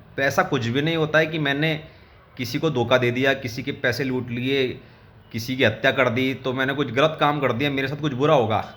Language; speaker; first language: Hindi; native; Hindi